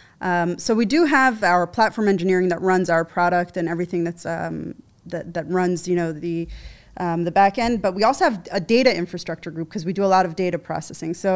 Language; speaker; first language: English; native; English